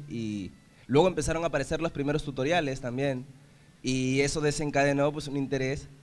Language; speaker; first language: Spanish; native; Spanish